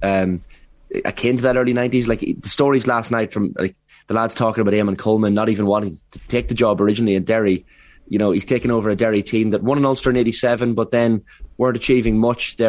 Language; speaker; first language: English; native; English